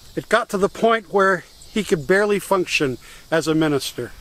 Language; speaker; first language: English; native; English